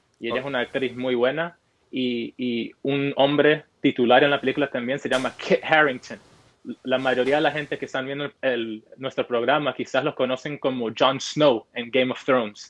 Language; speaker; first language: Spanish; early bilingual, heritage; Spanish